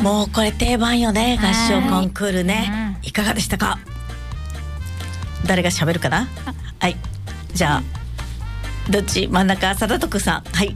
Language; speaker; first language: Japanese; native; Japanese